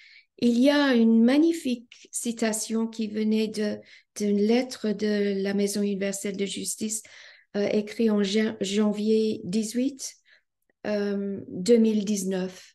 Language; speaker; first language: French; non-native, fluent; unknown